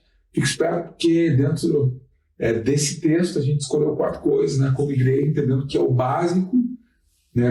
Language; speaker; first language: Portuguese; native; Portuguese